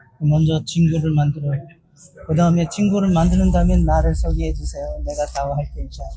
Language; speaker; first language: Korean; non-native, learner; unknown